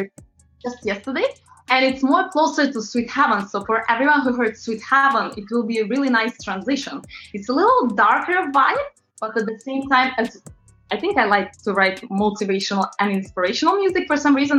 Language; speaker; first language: English; non-native, fluent; Latvian